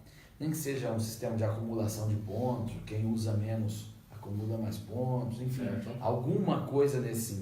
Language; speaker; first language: Portuguese; native; Portuguese